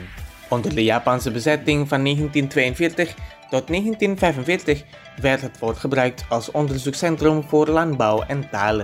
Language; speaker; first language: Dutch; non-native, fluent; Indonesian